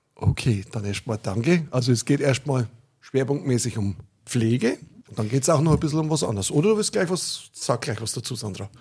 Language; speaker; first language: German; native; German